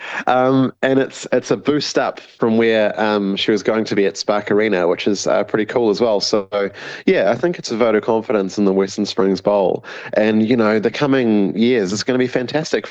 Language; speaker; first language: English; native; English